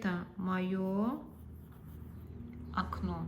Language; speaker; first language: Russian; non-native, fluent; Azerbaijani